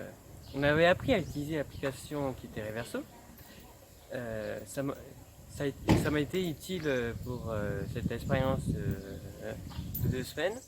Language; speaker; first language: French; non-native, local second language; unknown